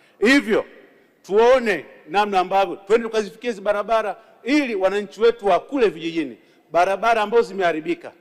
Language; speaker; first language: Swahili; native; Swahili